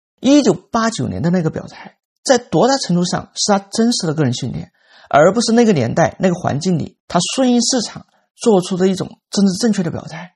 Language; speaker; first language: Chinese; native; Chinese